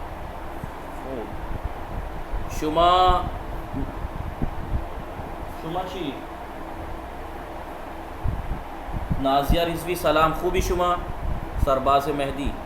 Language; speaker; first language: Persian; non-native, fluent; Urdu